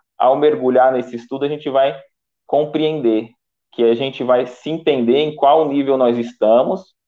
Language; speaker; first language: Portuguese; native; Portuguese